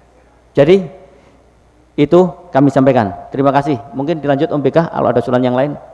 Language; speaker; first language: Indonesian; native; Indonesian